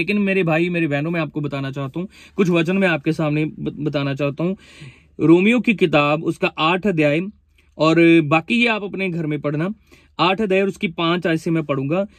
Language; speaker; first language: Hindi; non-native, local second language; Punjabi